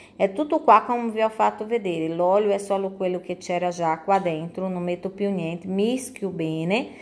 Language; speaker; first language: Italian; non-native, fluent; Portuguese